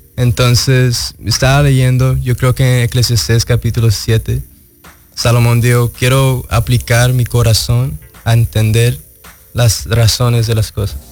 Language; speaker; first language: Spanish; early bilingual, heritage; Spanish